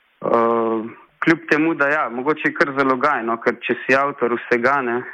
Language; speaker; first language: Slovenian; native; Slovenian